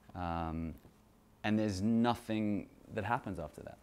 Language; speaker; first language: English; native; English